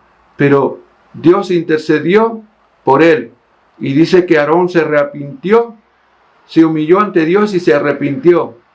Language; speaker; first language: Spanish; native; Spanish